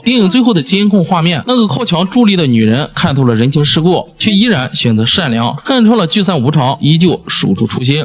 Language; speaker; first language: Chinese; native; Chinese